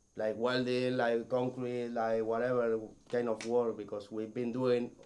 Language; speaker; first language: English; non-native, learner; Spanish